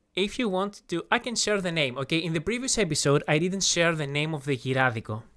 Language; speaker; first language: English; non-native, fluent; Greek